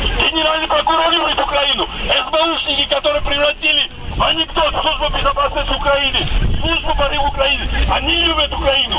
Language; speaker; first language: Russian; non-native, local second language; Georgian